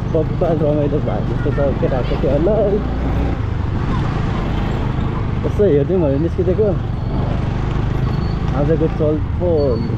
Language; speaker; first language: Nepali; native; Nepali